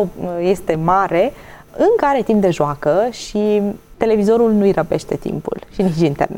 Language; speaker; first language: Romanian; native; Romanian